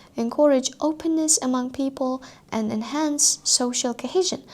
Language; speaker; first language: English; non-native, fluent; Uzbek